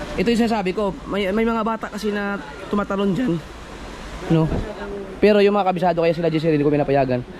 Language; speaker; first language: Filipino; non-native, local second language; Cebuano